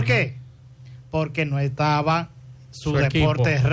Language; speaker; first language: Spanish; native; Spanish